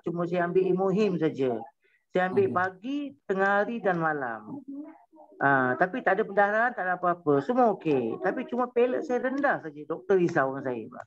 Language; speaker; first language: Malay; native; Malay